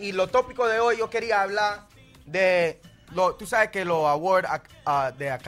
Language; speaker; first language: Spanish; early bilingual, heritage; Spanish